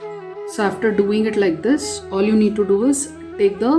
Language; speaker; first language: English; non-native, local second language; Kannada